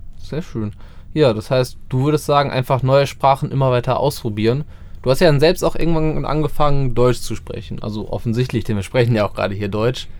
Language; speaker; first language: German; native; German